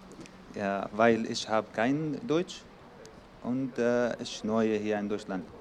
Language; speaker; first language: German; non-native, learner; Arabic